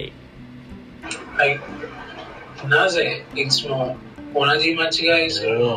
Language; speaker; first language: Japanese; non-native, learner; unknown